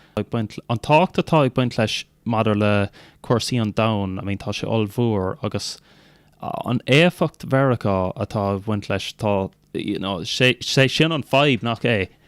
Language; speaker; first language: Irish; non-native, local second language; English